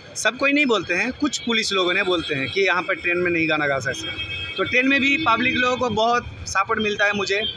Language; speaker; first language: Hindi; non-native, local second language; Bangla